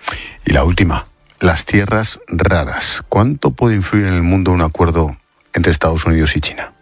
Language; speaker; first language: Spanish; native; Spanish